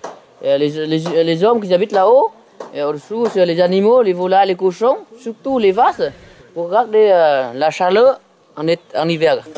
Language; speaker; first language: French; non-native, learner; Vietnamese